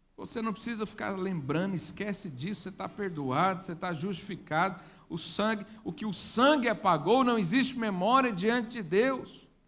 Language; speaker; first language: Portuguese; native; Portuguese